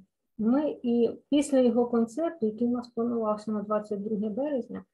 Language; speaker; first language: Ukrainian; native; Ukrainian